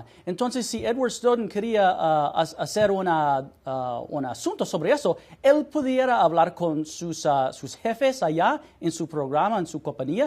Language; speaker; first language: Spanish; non-native, fluent; English